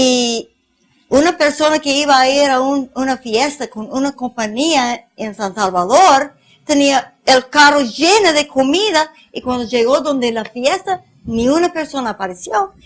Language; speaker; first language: Spanish; non-native, fluent; English